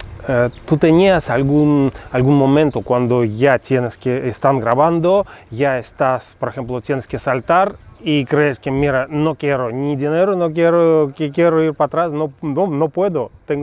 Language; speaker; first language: Spanish; non-native, fluent; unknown